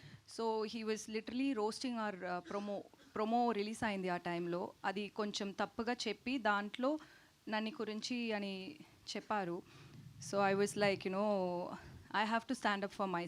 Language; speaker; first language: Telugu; non-native, learner; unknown